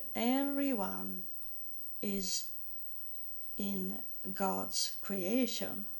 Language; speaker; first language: English; non-native, learner; Swedish